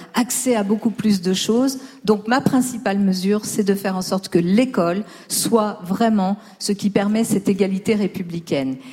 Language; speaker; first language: French; early bilingual, other home language; Spanish